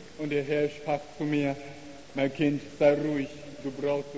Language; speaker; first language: German; non-native, learner; Chinese